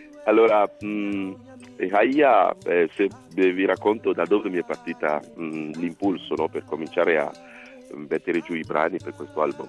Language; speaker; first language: Italian; non-native, fluent; Ewe